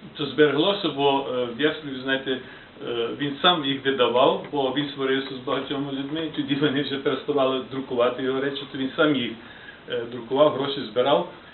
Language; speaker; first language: Ukrainian; early bilingual, heritage; Ukrainian